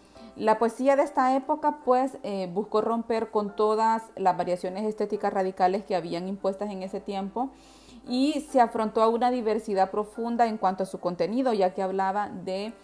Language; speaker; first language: Spanish; native; Spanish